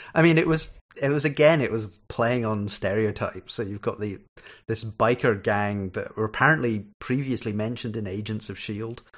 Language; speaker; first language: English; native; English